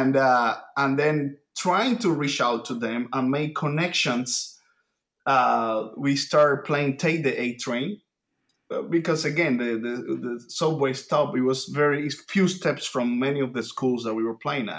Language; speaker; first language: English; non-native, fluent; Spanish